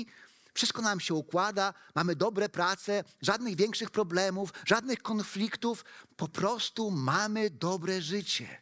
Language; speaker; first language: Polish; native; Polish